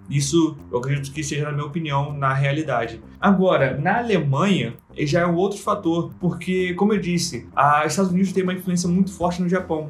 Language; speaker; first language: Portuguese; native; Portuguese